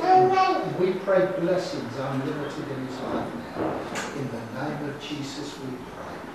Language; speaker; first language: English; native; English